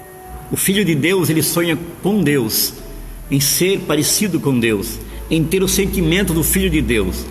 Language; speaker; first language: Portuguese; native; Portuguese